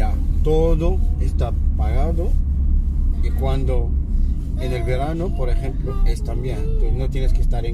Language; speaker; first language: Spanish; non-native, fluent; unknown